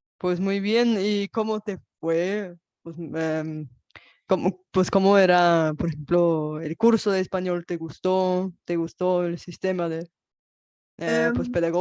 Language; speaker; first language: Spanish; non-native, fluent; Bulgarian